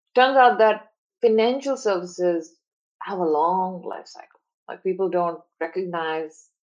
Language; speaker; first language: English; non-native, local second language; Hindi